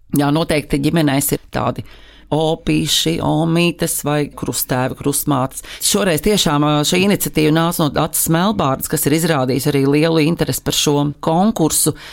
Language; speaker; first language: Latvian; native; Latvian